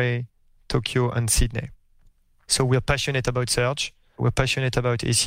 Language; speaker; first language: English; non-native, fluent; French